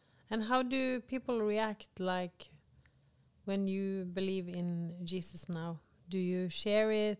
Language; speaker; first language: English; non-native, fluent; Norwegian